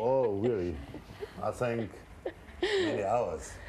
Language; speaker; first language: English; non-native, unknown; Danish